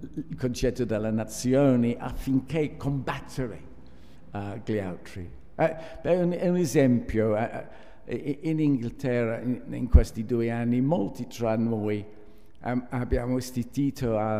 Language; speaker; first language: Italian; non-native, fluent; English